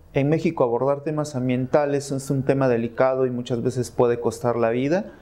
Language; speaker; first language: Spanish; native; Spanish